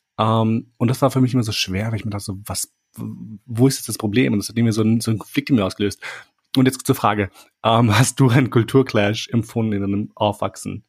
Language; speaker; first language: German; early bilingual, other home language; Albanian